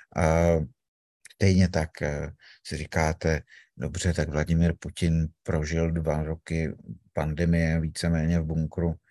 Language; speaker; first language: Czech; native; Czech